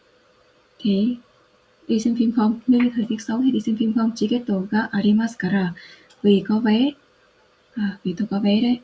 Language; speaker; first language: Japanese; non-native, learner; Vietnamese